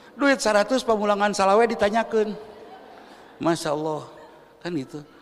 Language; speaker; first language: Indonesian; non-native, local second language; Sundanese